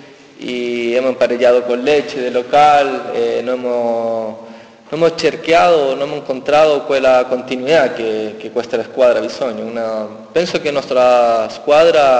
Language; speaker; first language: Italian; non-native, learner; Spanish